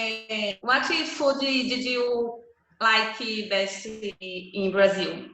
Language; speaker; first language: English; non-native, learner; Portuguese